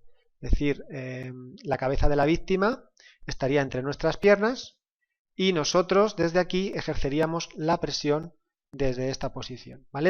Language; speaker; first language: Spanish; native; Spanish